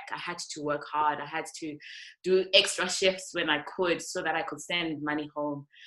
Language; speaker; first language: English; non-native, local second language; North Ndebele